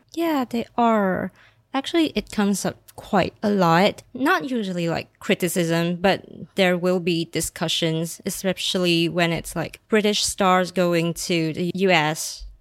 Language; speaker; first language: English; non-native, local second language; Chinese